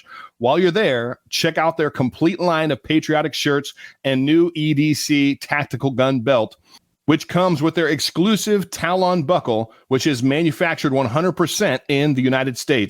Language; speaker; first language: English; native; English